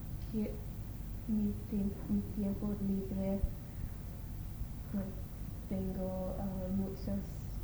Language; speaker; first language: Spanish; non-native, learner; English